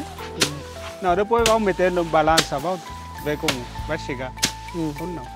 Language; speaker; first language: Portuguese; non-native, learner; Vietnamese